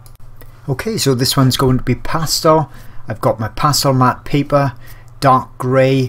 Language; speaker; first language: English; native; English